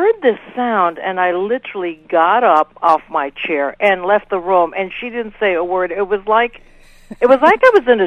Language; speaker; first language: English; native; English